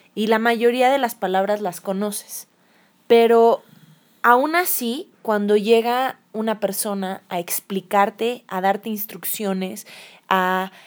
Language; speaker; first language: Spanish; native; Spanish